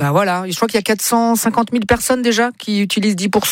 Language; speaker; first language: French; native; French